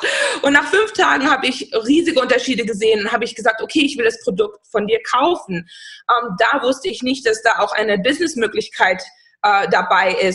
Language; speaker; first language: German; non-native, fluent; English